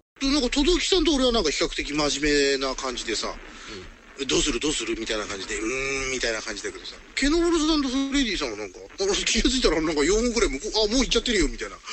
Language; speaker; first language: Japanese; native; Japanese